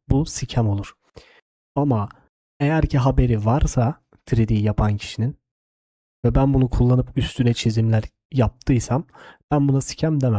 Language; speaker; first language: Turkish; native; Turkish